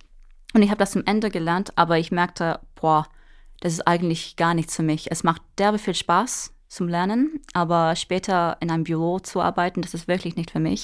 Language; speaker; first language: German; non-native, fluent; English